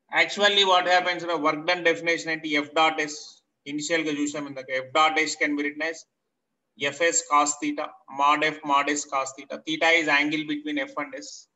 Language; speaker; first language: English; non-native, local second language; Telugu